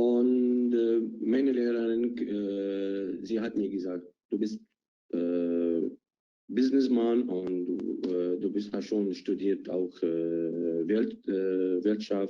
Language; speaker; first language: German; non-native, learner; Arabic